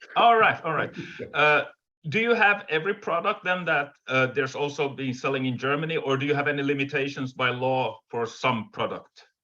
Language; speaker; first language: English; non-native, fluent; Finnish